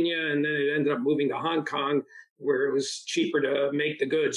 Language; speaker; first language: English; early bilingual, other home language; Italian